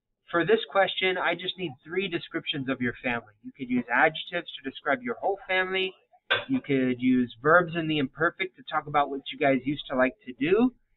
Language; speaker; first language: English; native; English